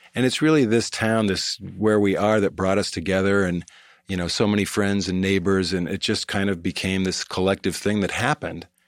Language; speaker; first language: English; native; English